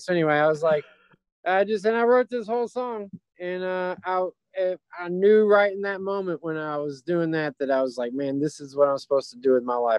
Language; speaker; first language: English; native; English